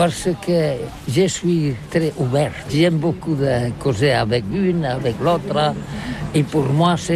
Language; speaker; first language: French; non-native, learner; Catalan